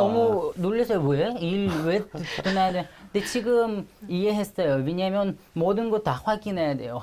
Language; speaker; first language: Korean; non-native, fluent; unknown